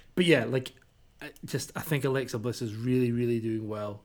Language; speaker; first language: English; native; English